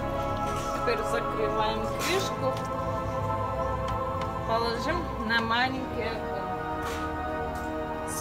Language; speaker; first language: Russian; non-native, learner; Tajik